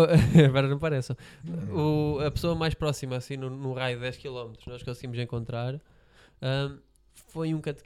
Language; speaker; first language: Portuguese; native; Portuguese